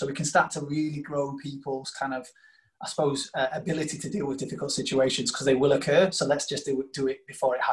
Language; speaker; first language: English; native; English